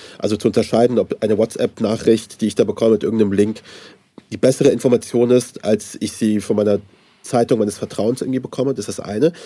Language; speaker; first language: German; early bilingual, other home language; Persian